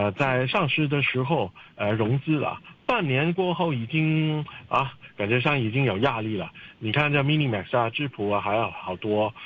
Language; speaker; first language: Chinese; non-native, local second language; Cantonese